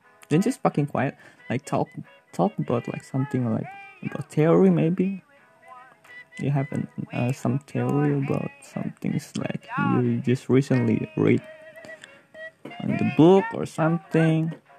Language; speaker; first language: English; non-native, fluent; Indonesian